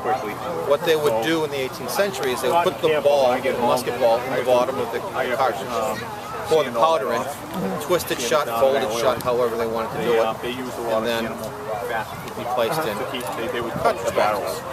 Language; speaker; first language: English; native; English